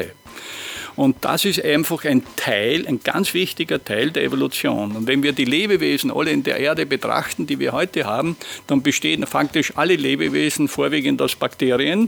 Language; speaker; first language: German; native; German